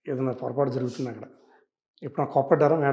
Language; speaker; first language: Telugu; native; Telugu